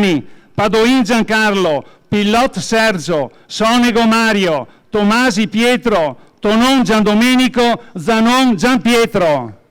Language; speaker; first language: Italian; native; Italian